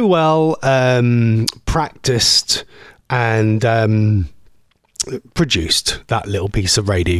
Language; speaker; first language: English; native; English